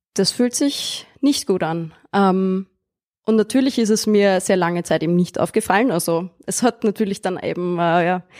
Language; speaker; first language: German; native; German